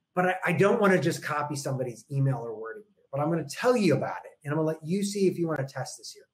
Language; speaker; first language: English; native; English